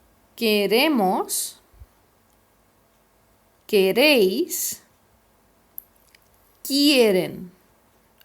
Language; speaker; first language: Spanish; non-native, fluent; Hindi